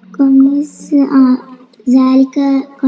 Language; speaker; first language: Arabic; non-native, learner; Malayalam